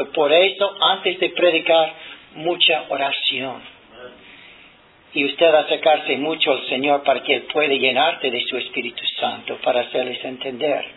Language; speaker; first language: Spanish; non-native, fluent; English